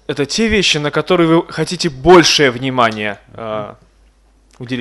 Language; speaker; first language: Russian; native; Russian